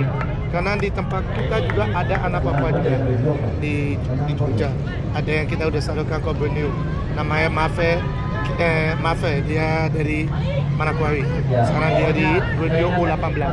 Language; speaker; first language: Indonesian; non-native, fluent; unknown